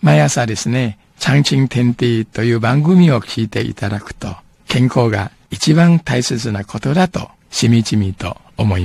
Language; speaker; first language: Japanese; non-native, fluent; Chinese